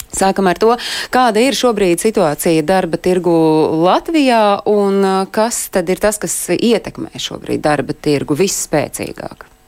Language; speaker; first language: Latvian; native; Latvian